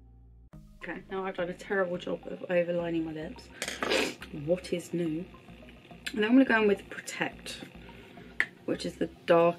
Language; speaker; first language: English; native; English